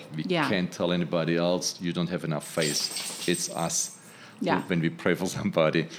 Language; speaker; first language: English; non-native, fluent; German